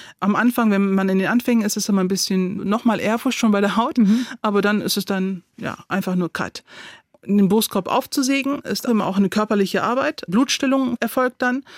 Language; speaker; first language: German; early bilingual, other home language; Turkish